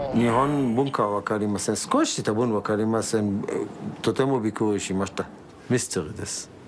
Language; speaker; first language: Japanese; non-native, learner; Hebrew